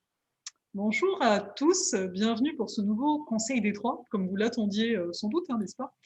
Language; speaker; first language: French; native; French